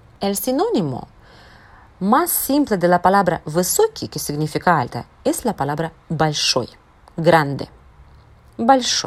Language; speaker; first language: Spanish; non-native, fluent; Russian